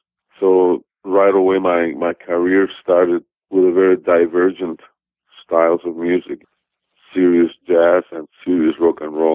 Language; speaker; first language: English; non-native, fluent; Spanish